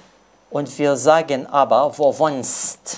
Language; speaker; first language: German; non-native, fluent; Arabic